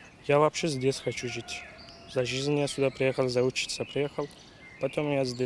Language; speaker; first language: Russian; non-native, learner; Turkish